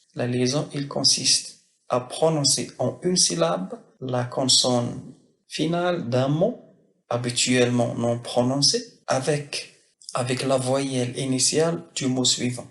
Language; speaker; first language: French; non-native, local second language; Arabic